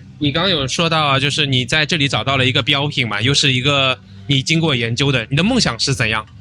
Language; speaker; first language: Chinese; native; Chinese